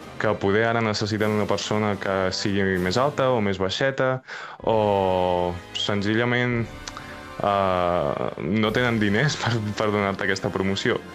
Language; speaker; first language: Catalan; native; Catalan